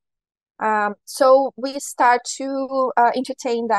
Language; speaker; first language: English; non-native, fluent; Portuguese